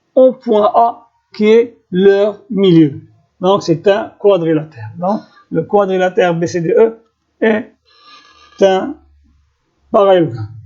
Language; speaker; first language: French; non-native, local second language; Arabic